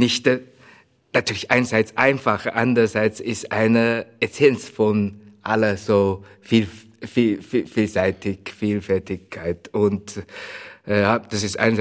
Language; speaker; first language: German; non-native, learner; Chinese